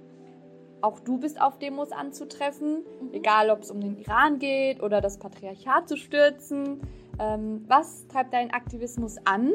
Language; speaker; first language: German; early bilingual, other home language; Turkish